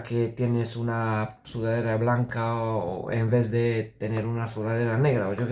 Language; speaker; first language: Spanish; non-native, fluent; Romanian